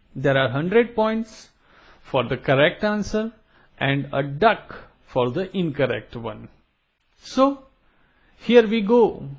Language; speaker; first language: English; non-native, local second language; Gujarati